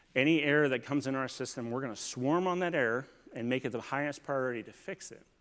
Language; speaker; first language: English; native; English